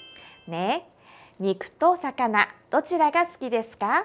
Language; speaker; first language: Japanese; non-native, fluent; Korean